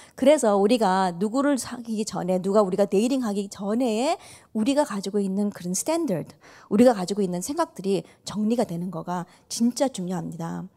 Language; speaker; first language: Korean; early bilingual, heritage; Korean